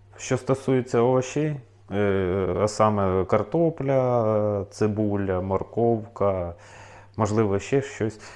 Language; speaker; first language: Ukrainian; native; Ukrainian